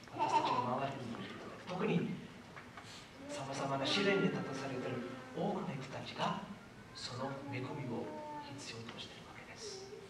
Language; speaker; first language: Japanese; non-native, fluent; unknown